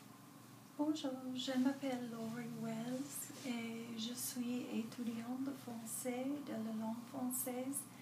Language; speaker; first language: French; non-native, learner; English